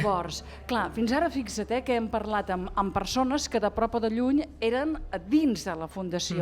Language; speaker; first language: Catalan; native; Catalan